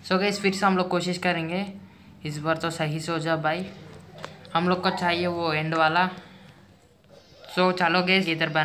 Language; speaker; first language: Hindi; native; Hindi